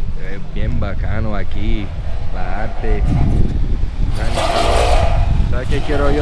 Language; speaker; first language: Spanish; non-native, learner; English